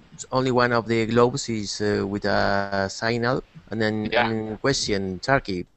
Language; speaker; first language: English; non-native, learner; Spanish